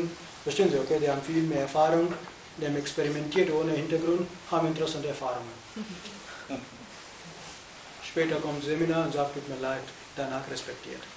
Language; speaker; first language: German; non-native, fluent; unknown